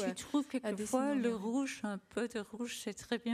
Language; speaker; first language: French; non-native, learner; English